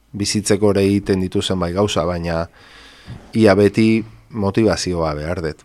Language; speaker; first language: Basque; non-native, local second language; Spanish